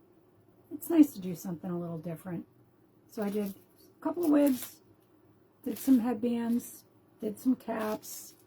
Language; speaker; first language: English; native; English